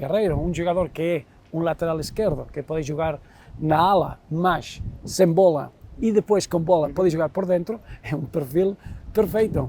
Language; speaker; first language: Portuguese; non-native, fluent; Spanish